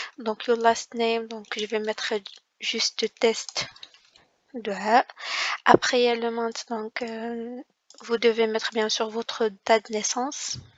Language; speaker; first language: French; non-native, local second language; Arabic